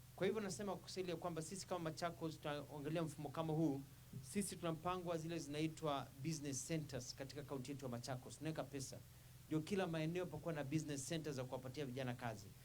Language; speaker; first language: Swahili; non-native, local second language; Kamba